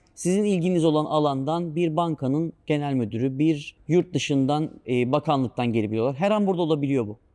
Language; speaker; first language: Turkish; native; Turkish